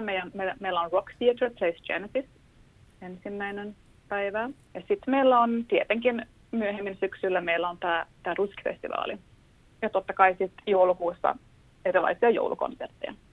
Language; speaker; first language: Finnish; non-native, local second language; Swedish